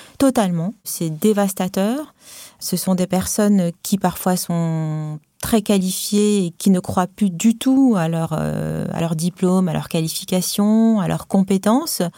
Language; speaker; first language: French; non-native, local second language; Arabic